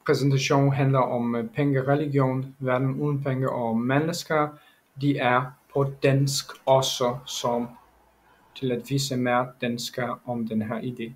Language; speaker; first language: Danish; non-native, learner; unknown